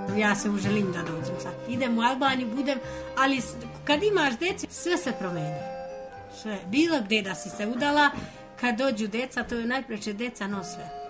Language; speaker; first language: Serbian; non-native, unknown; Albanian